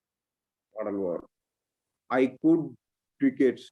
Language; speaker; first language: English; non-native, learner; Telugu